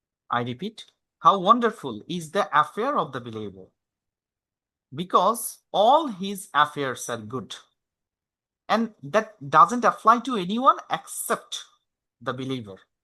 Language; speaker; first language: English; non-native, local second language; Bangla